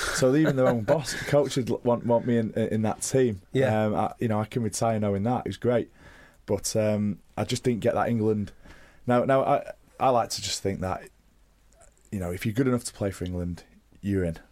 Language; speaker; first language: English; native; English